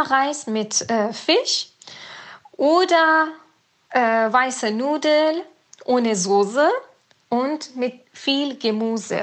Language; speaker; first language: German; non-native, learner; Persian